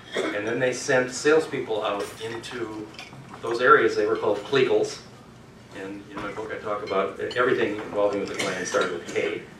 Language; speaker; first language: English; native; English